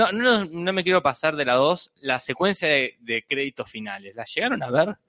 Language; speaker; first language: Spanish; native; Spanish